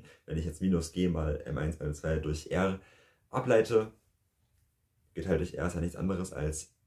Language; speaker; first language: German; native; German